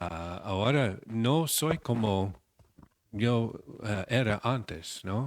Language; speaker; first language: Spanish; non-native, fluent; English